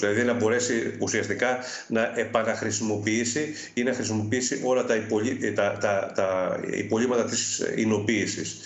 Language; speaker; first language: Greek; native; Greek